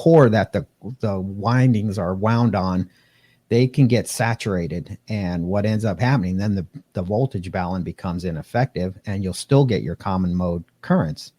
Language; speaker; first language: English; native; English